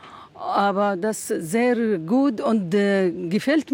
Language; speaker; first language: German; non-native, learner; Arabic